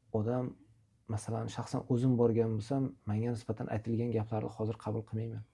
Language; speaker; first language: Uzbek; native; Uzbek